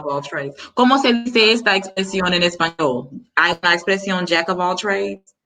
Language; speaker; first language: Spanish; non-native, learner; English